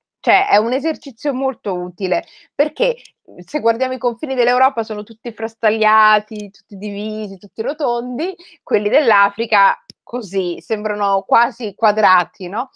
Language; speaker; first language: Italian; native; Italian